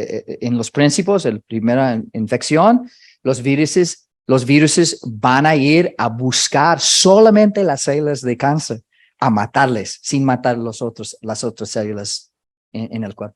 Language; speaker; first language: Spanish; non-native, fluent; English